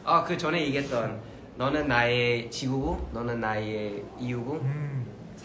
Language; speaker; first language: Korean; early bilingual, heritage; Korean